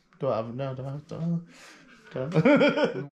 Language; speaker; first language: Russian; non-native, learner; English